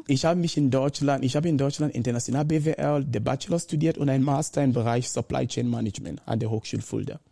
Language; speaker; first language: German; non-native, fluent; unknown